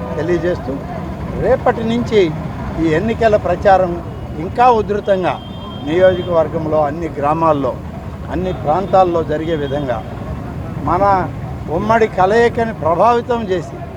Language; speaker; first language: Telugu; native; Telugu